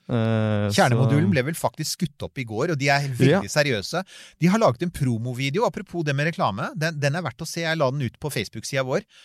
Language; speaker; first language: Norwegian; native; Norwegian